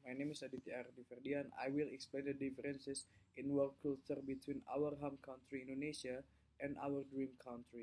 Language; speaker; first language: English; non-native, learner; Indonesian